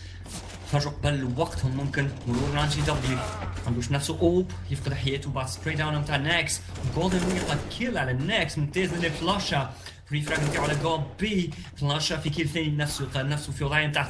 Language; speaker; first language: Arabic; native; Arabic